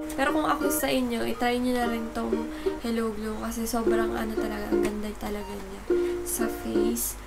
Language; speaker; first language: Filipino; native; Filipino